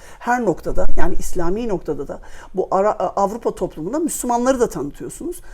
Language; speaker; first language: Turkish; native; Turkish